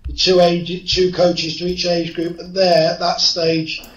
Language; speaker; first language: English; native; English